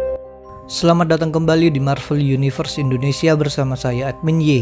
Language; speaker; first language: Indonesian; native; Indonesian